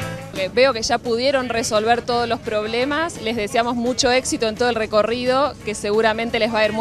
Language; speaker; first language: Spanish; native; Spanish